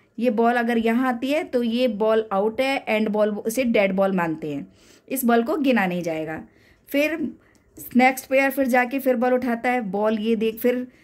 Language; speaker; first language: Hindi; native; Hindi